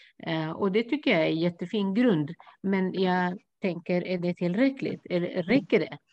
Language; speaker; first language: Swedish; non-native, fluent; Kurdish